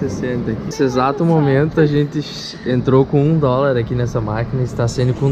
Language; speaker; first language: Portuguese; native; Portuguese